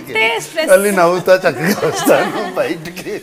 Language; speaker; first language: Telugu; native; Telugu